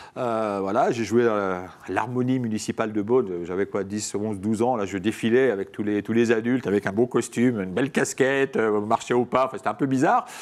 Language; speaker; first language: French; native; French